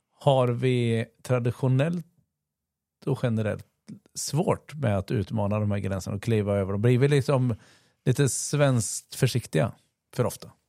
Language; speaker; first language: Swedish; native; Swedish